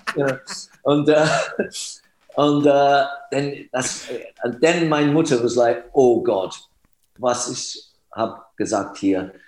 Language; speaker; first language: German; non-native, learner; English